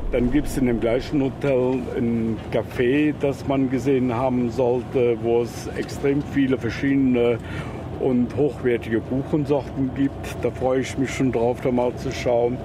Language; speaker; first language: German; native; German